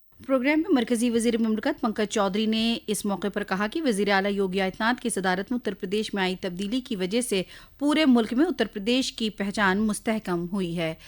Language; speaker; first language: Urdu; native; Urdu